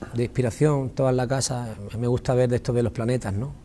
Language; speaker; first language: Spanish; native; Spanish